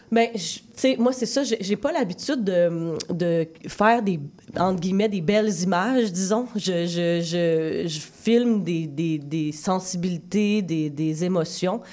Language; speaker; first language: French; native; French